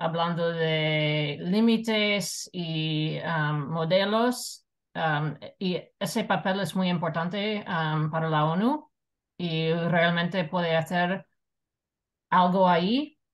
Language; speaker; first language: Spanish; non-native, fluent; English